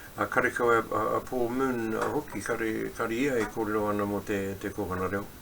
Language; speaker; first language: Māori; non-native, local second language; English